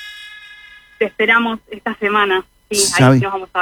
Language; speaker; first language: Spanish; native; Spanish